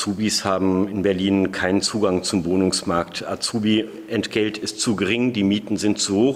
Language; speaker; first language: German; native; German